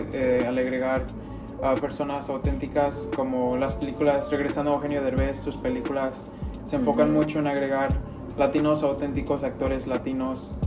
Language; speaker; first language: Spanish; early bilingual, other home language; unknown